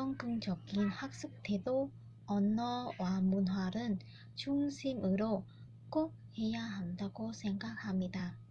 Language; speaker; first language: Korean; non-native, learner; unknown